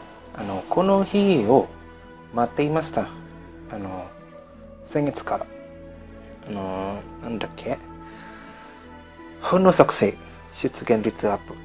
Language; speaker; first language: Japanese; non-native, learner; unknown